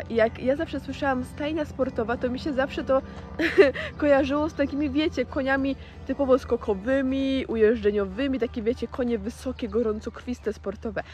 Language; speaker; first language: Polish; native; Polish